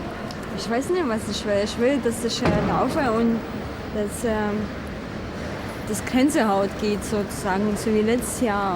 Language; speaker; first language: German; non-native, fluent; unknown